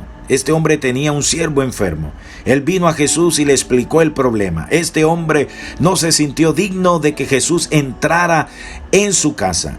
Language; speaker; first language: Spanish; native; Spanish